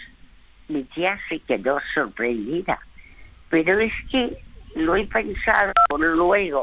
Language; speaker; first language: Spanish; early bilingual, other home language; French